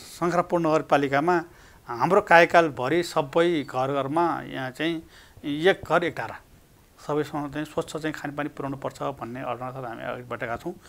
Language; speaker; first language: Nepali; native; Nepali